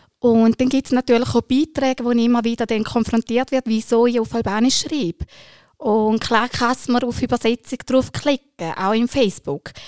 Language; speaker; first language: German; early bilingual, other home language; Albanian